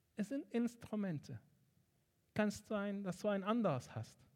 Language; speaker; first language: German; non-native, fluent; Arabic